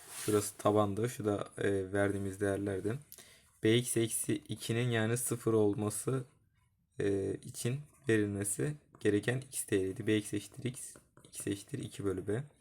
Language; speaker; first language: Turkish; native; Turkish